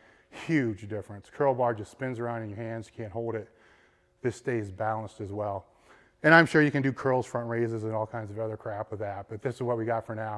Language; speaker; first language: English; native; English